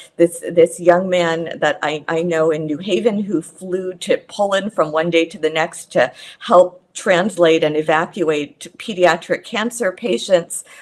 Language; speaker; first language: English; native; English